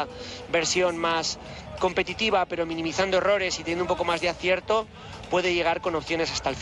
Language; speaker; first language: Spanish; native; Spanish